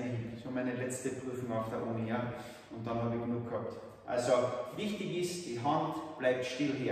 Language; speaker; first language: German; native; German